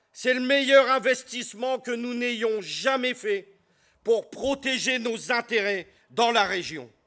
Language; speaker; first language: French; native; French